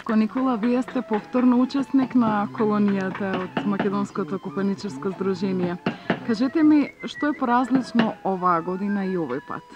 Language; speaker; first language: Macedonian; native; Macedonian